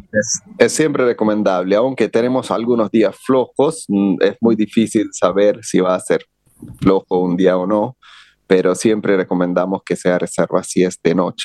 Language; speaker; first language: Spanish; non-native, fluent; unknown